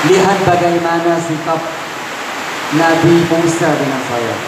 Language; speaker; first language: Malay; non-native, fluent; Arabic